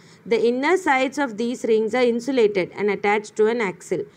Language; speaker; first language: English; non-native, local second language; Malayalam